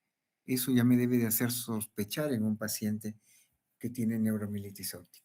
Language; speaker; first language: Spanish; native; Spanish